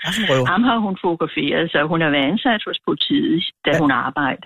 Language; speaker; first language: Danish; native; Danish